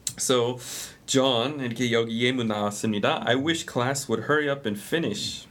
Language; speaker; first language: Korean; non-native, fluent; English